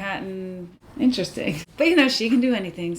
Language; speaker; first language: English; native; English